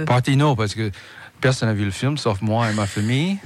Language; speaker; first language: French; non-native, fluent; English